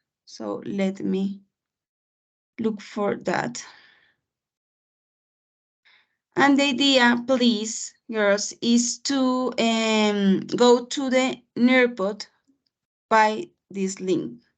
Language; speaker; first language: English; non-native, fluent; Spanish